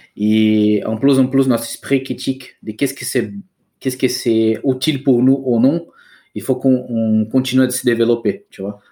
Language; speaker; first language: French; non-native, fluent; Portuguese